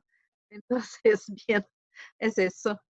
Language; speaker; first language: Spanish; non-native, fluent; Portuguese